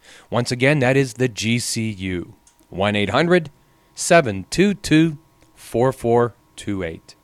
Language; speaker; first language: English; native; English